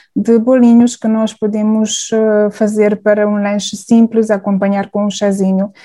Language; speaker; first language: Portuguese; non-native, fluent; Hungarian